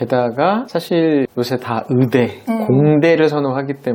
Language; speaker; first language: Korean; native; Korean